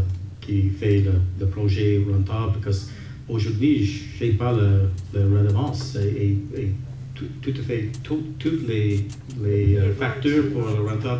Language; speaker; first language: French; non-native, local second language; English